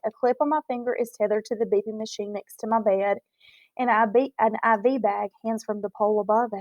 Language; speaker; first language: English; native; English